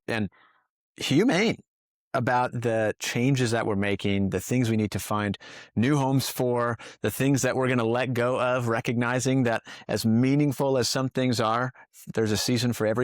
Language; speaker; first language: English; native; English